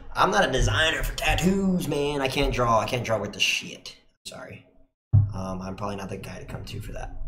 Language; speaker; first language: English; native; English